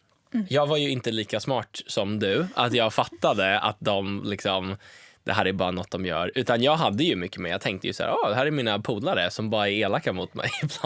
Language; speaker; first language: Swedish; native; Swedish